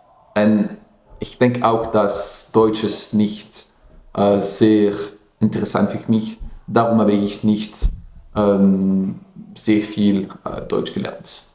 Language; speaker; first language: German; non-native, local second language; Dutch